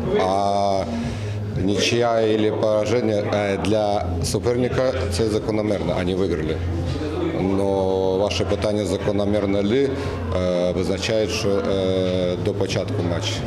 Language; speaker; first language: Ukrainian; non-native, learner; Russian